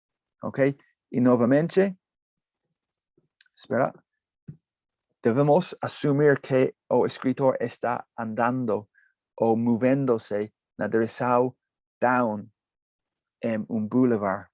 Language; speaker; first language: Portuguese; non-native, learner; English